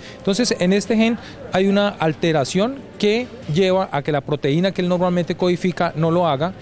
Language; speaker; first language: Spanish; native; Spanish